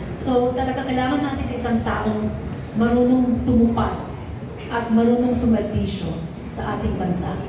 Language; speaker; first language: Filipino; native; Filipino